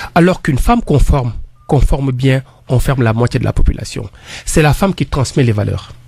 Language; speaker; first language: French; non-native, local second language; Wolof